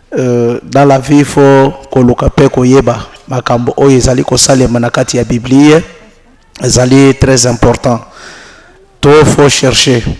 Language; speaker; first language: Lingala; non-native, local second language; Luba-Lulua